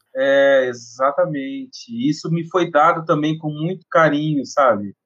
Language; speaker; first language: Portuguese; native; Portuguese